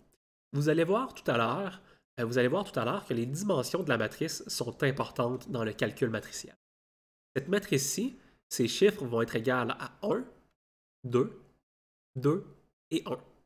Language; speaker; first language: French; native; French